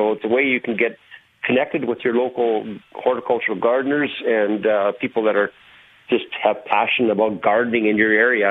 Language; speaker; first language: English; native; English